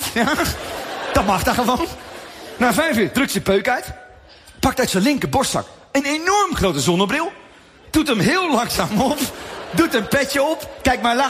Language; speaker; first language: Dutch; native; Dutch